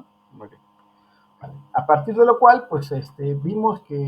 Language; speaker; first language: Spanish; native; Spanish